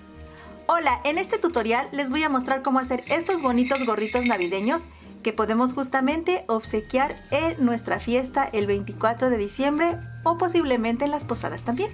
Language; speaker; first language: Spanish; native; Spanish